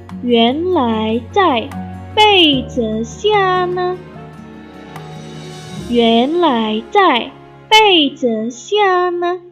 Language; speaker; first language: Chinese; non-native, fluent; Indonesian